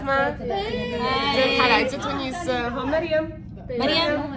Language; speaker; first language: Chinese; non-native, fluent; Arabic